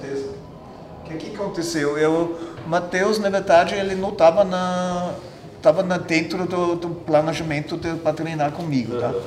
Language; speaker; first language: Portuguese; non-native, fluent; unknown